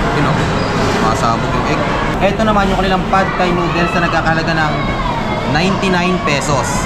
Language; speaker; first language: Filipino; native; Filipino